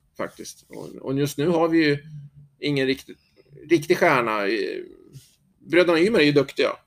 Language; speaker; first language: Swedish; native; Swedish